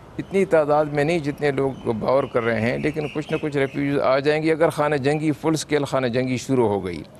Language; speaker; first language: Urdu; non-native, local second language; Pashto